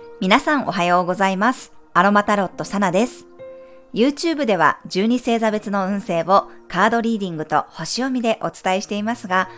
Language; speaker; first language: Japanese; native; Japanese